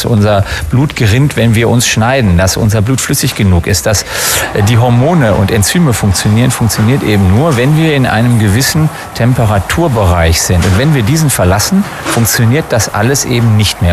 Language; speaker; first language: German; native; German